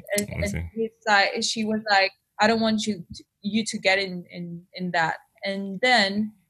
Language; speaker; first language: English; non-native, fluent; Spanish